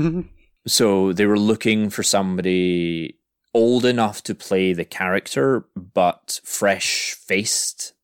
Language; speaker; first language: English; native; English